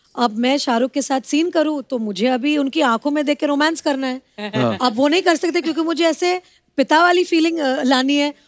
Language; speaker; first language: Hindi; non-native, local second language; Bangla